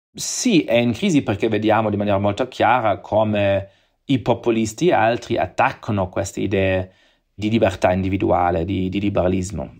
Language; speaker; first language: Italian; non-native, fluent; German